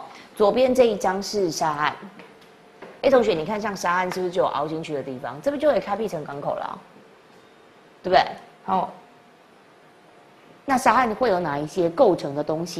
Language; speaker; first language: Chinese; native; Chinese